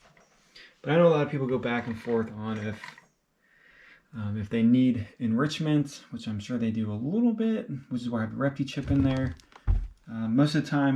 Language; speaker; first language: English; native; English